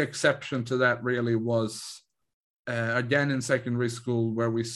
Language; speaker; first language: English; non-native, fluent; Swedish